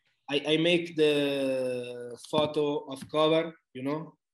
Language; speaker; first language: English; non-native, learner; Italian